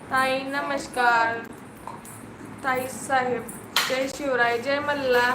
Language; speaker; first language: Marathi; native; Marathi